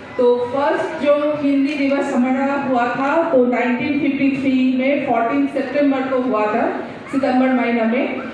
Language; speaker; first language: Hindi; non-native, local second language; Bangla